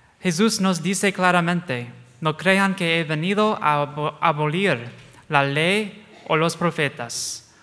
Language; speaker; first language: Spanish; non-native, fluent; English